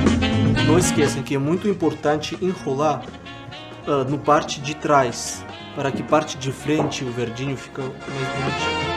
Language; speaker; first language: Portuguese; non-native, fluent; Armenian